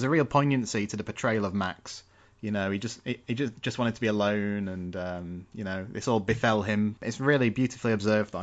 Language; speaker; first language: English; native; English